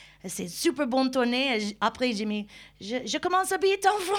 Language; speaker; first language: French; non-native, learner; English